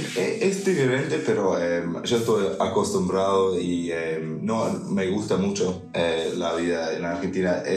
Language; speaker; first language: Spanish; non-native, fluent; English